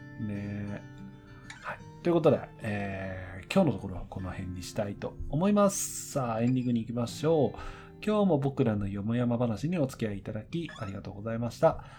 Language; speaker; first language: Japanese; native; Japanese